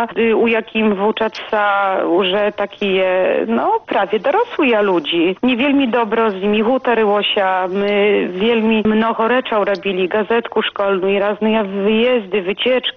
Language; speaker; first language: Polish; non-native, local second language; Belarusian